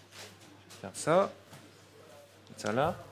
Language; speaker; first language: French; native; French